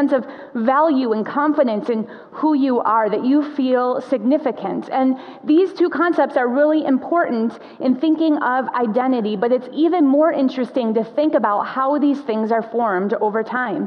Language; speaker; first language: English; native; English